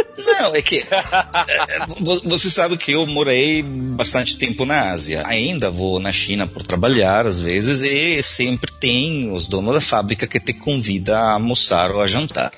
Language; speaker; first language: Portuguese; non-native, fluent; Italian